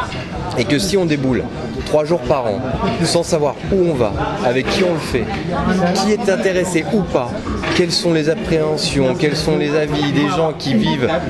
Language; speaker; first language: French; native; French